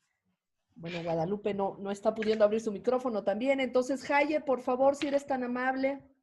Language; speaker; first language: Spanish; native; Spanish